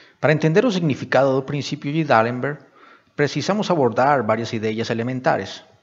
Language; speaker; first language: Portuguese; non-native, fluent; Spanish